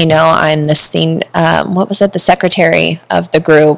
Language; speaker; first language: English; native; English